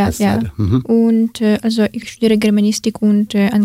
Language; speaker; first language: German; non-native, fluent; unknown